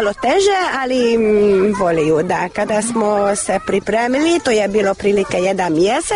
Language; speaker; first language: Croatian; non-native, local second language; Hungarian